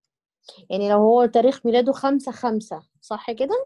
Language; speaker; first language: Arabic; native; Arabic